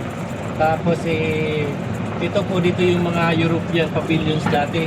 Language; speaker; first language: Filipino; native; Filipino